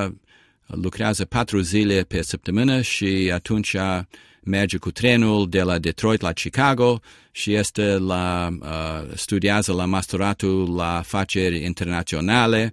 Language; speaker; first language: Romanian; early bilingual, heritage; Romanian